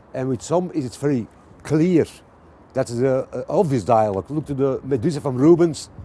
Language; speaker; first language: English; non-native, fluent; Dutch